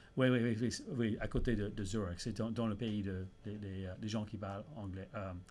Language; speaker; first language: French; early bilingual, heritage; English